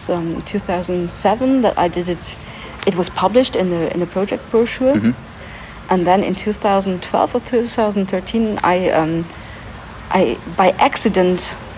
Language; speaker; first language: English; non-native, fluent; German